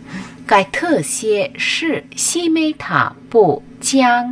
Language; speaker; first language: Chinese; non-native, learner; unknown